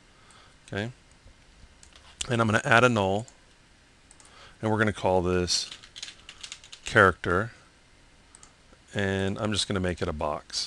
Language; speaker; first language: English; native; English